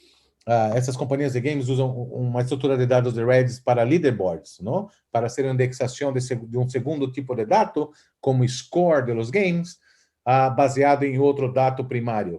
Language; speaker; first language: Portuguese; non-native, fluent; Spanish